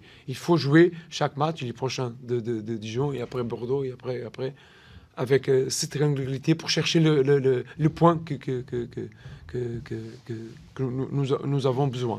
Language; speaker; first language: French; non-native, learner; Portuguese